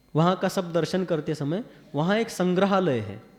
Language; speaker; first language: Hindi; non-native, local second language; Marathi